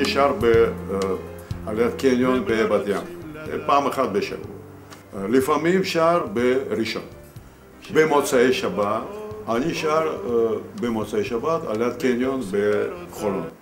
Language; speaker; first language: Hebrew; non-native, learner; Russian